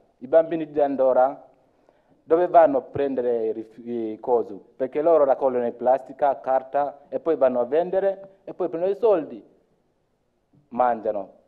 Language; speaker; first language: Italian; non-native, learner; Luo (Kenya and Tanzania)